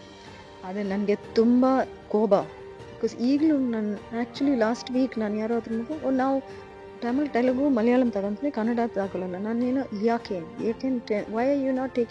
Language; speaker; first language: Kannada; non-native, learner; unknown